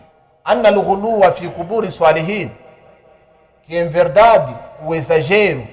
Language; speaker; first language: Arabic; non-native, fluent; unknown